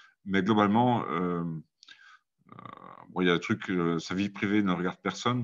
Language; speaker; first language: French; non-native, fluent; German